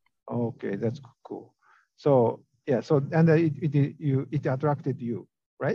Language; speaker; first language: English; non-native, fluent; Japanese